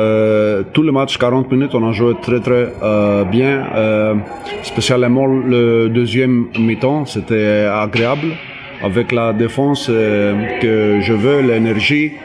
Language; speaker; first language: French; non-native, learner; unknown